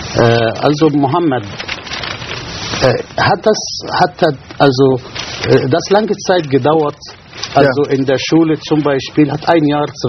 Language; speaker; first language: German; non-native, fluent; Arabic